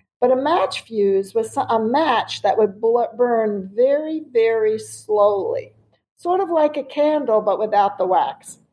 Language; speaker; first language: English; early bilingual, other home language; German